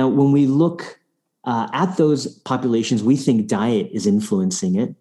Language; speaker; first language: English; non-native, local second language; Bangla